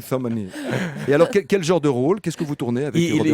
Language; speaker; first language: French; native; French